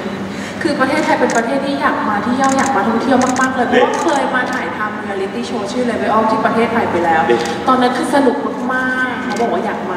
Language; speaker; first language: Thai; native; Thai